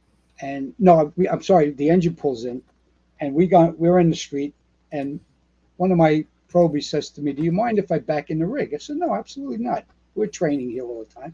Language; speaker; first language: English; native; English